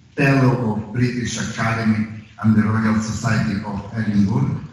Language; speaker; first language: English; non-native, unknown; Italian